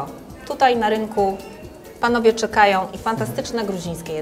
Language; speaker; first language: Polish; native; Polish